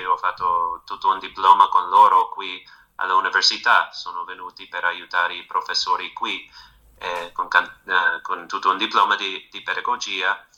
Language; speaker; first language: Italian; non-native, fluent; English